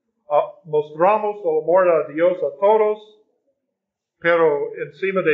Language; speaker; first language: Spanish; non-native, fluent; English